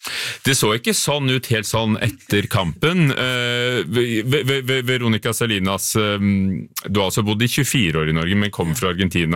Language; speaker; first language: Norwegian; native; Norwegian